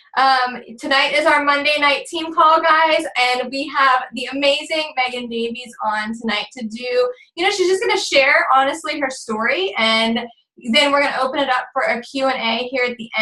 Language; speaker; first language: English; native; English